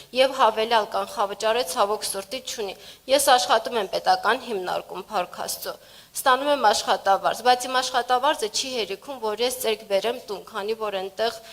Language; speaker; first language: Armenian; native; Armenian